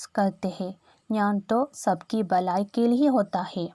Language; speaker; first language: Hindi; non-native, local second language; Malayalam